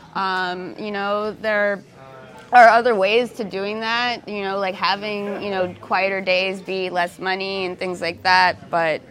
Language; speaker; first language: English; native; English